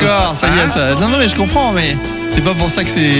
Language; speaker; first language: French; native; French